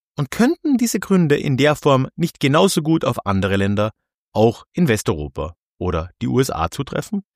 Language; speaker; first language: German; native; German